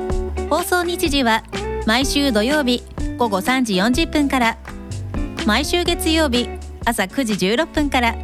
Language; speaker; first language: Japanese; native; Japanese